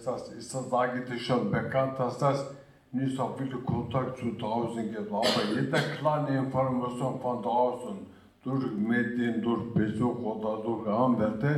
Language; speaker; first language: German; early bilingual, other home language; Turkish